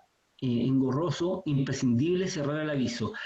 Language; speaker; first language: Spanish; native; Spanish